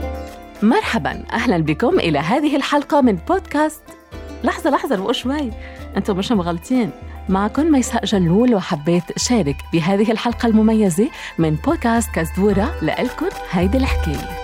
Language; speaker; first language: Arabic; native; Arabic